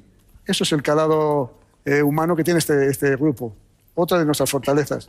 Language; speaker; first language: Spanish; native; Spanish